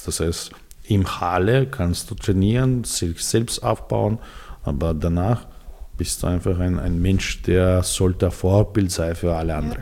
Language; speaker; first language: German; non-native, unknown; Serbian